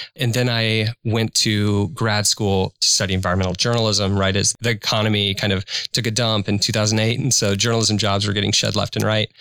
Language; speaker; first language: English; native; English